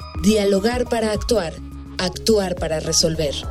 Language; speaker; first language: Spanish; native; Spanish